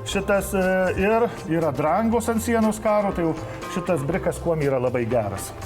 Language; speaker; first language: Lithuanian; native; Lithuanian